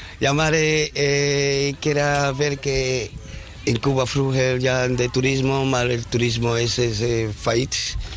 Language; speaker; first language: Dutch; non-native, learner; Spanish